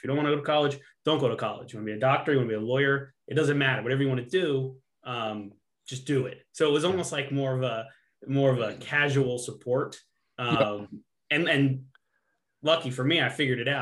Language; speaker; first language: English; native; English